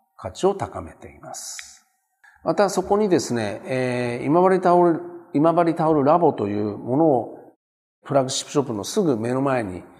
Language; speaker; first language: Japanese; native; Japanese